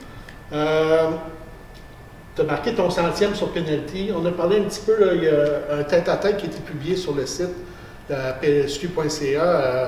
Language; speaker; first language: French; native; French